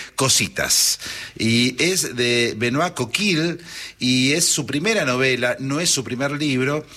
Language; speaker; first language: Spanish; native; Spanish